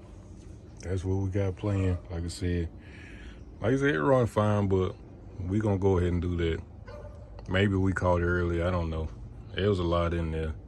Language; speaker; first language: English; native; English